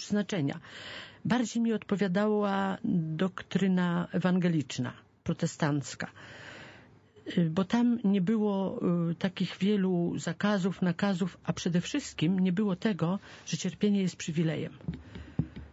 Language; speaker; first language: Polish; native; Polish